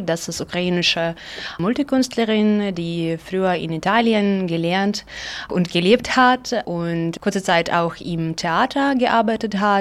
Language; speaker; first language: German; non-native, learner; Ukrainian